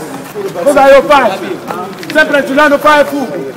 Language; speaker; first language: Italian; non-native, learner; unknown